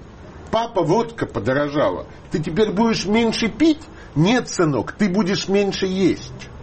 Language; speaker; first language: Russian; native; Russian